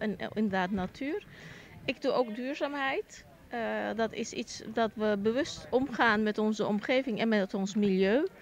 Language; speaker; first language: Dutch; early bilingual, other home language; Turkish